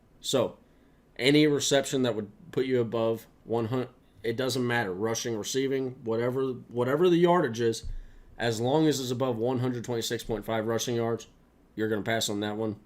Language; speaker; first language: English; native; English